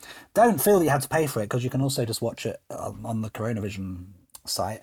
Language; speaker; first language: English; native; English